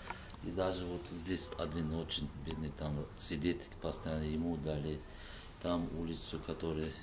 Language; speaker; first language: Russian; non-native, local second language; Uzbek